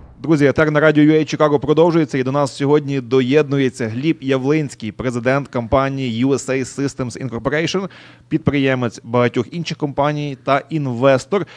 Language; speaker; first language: Ukrainian; native; Ukrainian